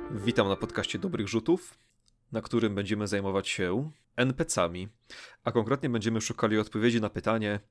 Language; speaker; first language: Polish; native; Polish